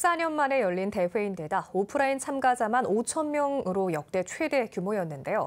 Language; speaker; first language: Korean; native; Korean